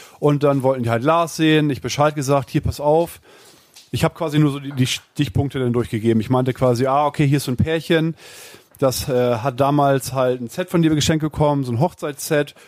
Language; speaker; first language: German; native; German